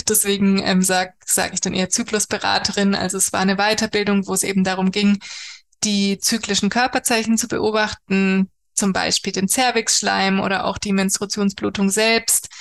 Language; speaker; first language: German; native; German